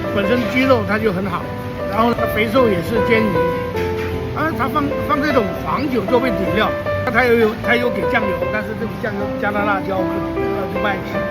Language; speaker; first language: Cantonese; non-native, local second language; Hakka Chinese